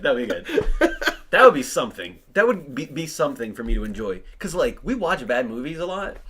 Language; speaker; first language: English; native; English